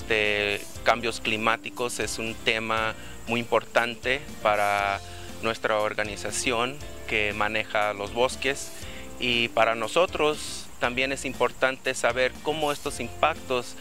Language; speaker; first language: Spanish; early bilingual, heritage; Spanish